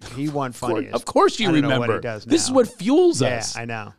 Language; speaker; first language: English; native; English